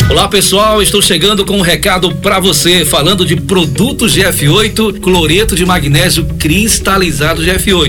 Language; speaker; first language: Portuguese; native; Portuguese